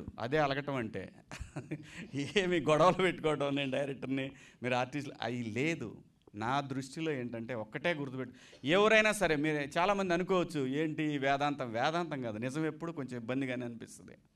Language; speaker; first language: Telugu; native; Telugu